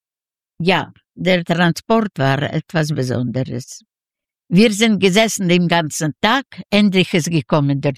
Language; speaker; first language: German; non-native, fluent; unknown